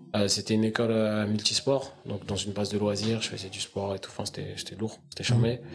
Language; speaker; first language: French; native; French